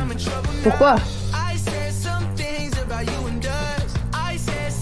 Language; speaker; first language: French; native; French